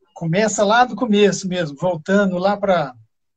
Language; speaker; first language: Portuguese; native; Portuguese